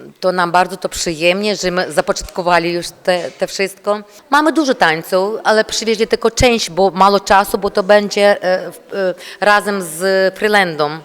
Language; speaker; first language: Polish; non-native, learner; Ukrainian